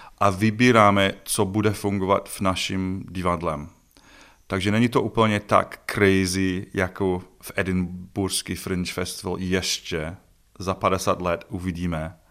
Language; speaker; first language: Czech; non-native, learner; English